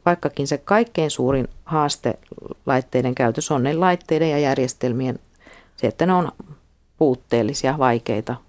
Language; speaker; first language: Finnish; native; Finnish